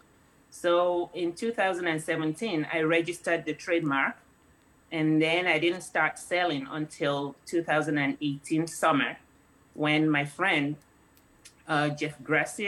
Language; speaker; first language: English; non-native, local second language; Yoruba